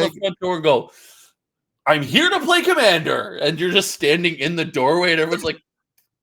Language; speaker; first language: English; native; English